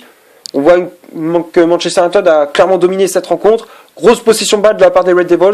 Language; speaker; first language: French; native; French